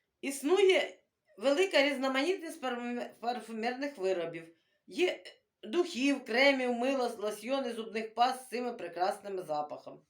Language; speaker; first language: Ukrainian; non-native, local second language; Russian